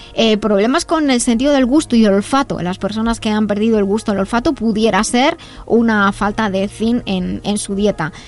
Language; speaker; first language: Spanish; native; Spanish